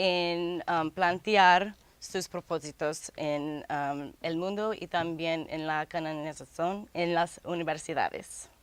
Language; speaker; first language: Spanish; non-native, fluent; English